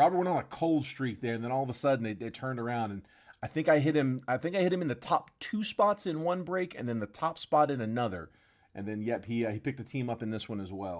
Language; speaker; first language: English; native; English